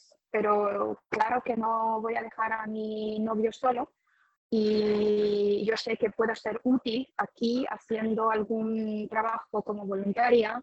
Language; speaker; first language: Spanish; non-native, fluent; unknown